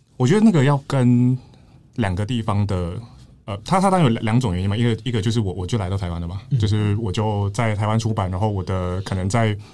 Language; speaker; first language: Chinese; native; Chinese